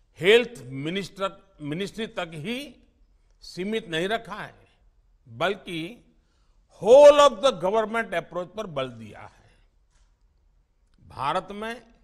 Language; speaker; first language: Hindi; non-native, local second language; Gujarati